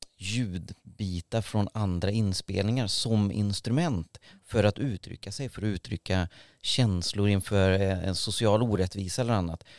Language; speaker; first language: Swedish; native; Swedish